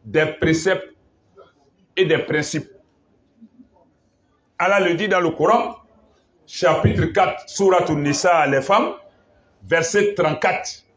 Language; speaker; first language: French; non-native, local second language; Bambara